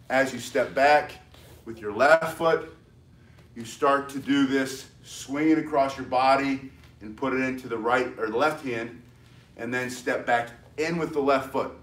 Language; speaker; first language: English; native; English